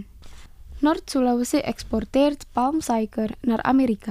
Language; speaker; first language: Dutch; non-native, fluent; Indonesian